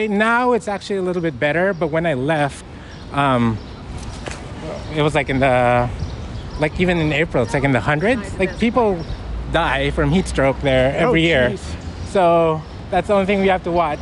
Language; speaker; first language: English; non-native, local second language; Filipino